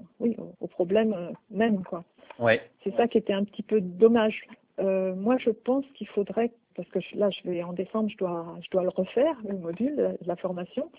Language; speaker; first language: French; native; French